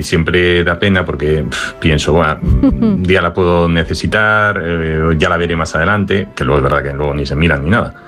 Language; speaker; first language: Spanish; native; Spanish